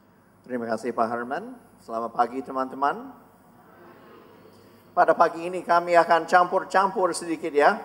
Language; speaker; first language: Indonesian; non-native, fluent; English